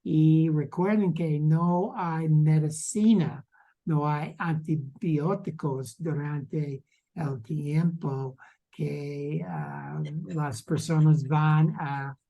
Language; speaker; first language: Spanish; non-native, learner; English